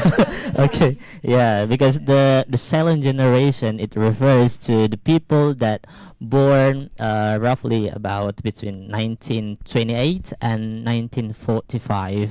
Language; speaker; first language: English; non-native, learner; Indonesian